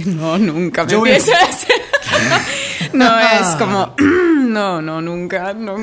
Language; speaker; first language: Spanish; non-native, learner; Finnish